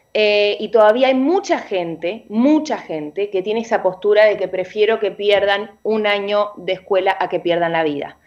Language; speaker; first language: Spanish; native; Spanish